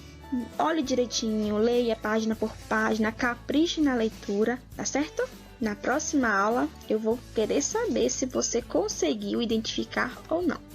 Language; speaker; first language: Portuguese; native; Portuguese